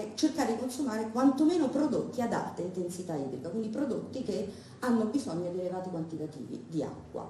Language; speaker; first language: Italian; native; Italian